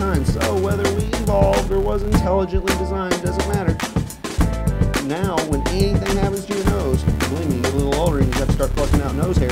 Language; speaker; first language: English; native; English